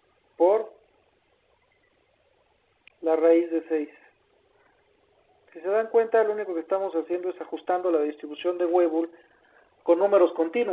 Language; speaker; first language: Spanish; native; Spanish